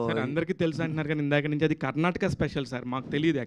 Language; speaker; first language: Telugu; native; Telugu